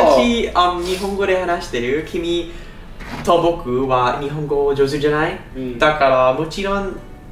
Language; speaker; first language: Japanese; non-native, learner; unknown